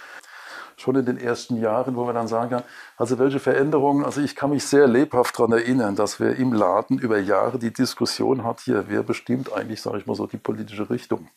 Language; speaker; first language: German; native; German